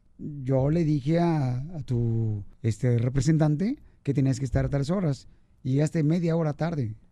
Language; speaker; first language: Spanish; native; Spanish